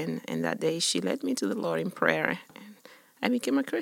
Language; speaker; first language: English; non-native, fluent; Spanish